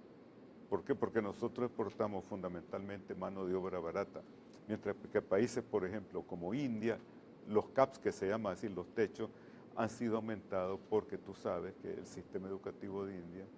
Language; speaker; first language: Spanish; native; Spanish